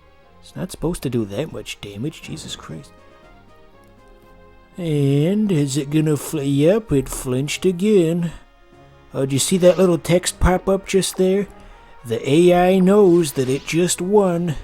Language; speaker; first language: English; native; English